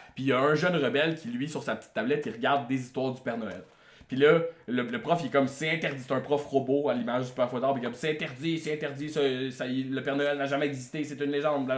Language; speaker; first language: French; native; French